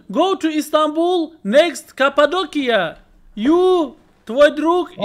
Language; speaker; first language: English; non-native, learner; Russian